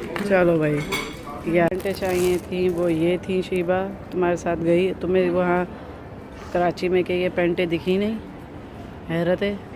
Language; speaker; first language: Urdu; native; Urdu